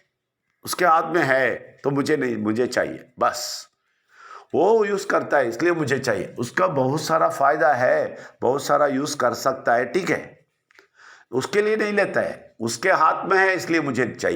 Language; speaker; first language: Hindi; non-native, local second language; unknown